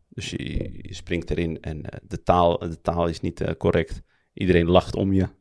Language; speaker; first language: Dutch; early bilingual, other home language; Arabic